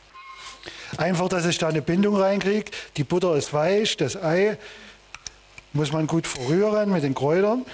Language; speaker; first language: German; native; German